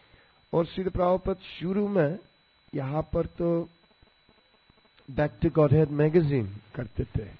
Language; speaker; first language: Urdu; non-native, learner; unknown